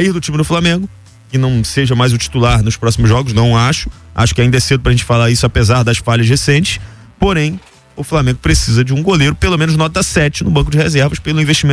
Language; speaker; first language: Portuguese; native; Portuguese